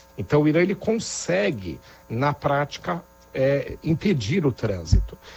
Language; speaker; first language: Portuguese; native; Portuguese